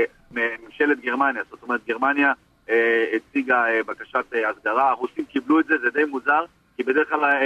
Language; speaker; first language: Hebrew; native; Hebrew